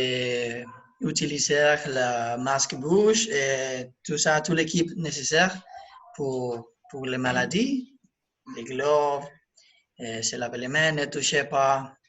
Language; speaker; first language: French; non-native, learner; Spanish